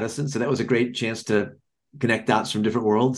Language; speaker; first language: English; native; English